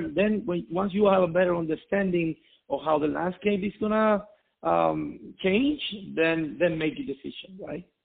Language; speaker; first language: English; non-native, fluent; Spanish